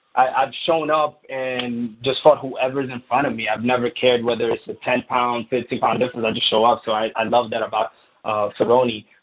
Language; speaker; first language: English; non-native, fluent; Spanish